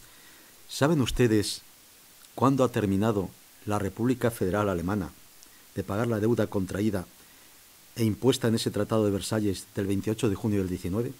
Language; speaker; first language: Spanish; native; Spanish